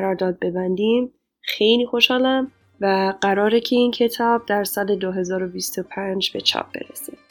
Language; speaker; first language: Persian; non-native, fluent; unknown